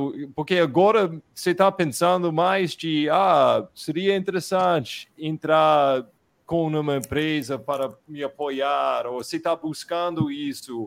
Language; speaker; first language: Portuguese; non-native, fluent; English